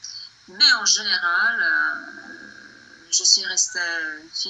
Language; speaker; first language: French; non-native, fluent; Bosnian